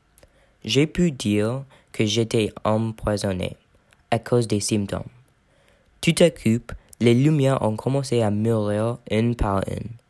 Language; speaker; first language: French; non-native, learner; English